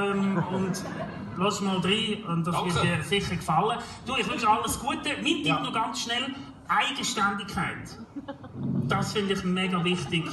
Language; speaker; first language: German; native; German